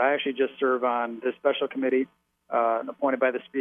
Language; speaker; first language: English; native; English